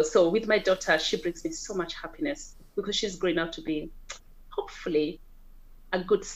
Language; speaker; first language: English; non-native, local second language; Kikuyu